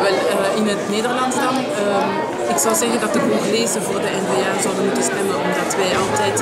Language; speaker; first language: Dutch; non-native, fluent; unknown